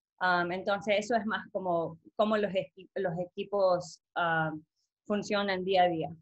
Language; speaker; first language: Spanish; early bilingual, heritage; Spanish